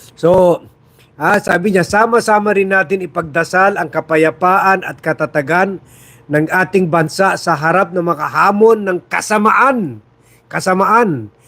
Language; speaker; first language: Filipino; non-native, local second language; Chavacano